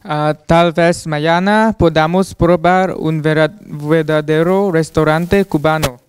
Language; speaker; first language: Spanish; non-native, learner; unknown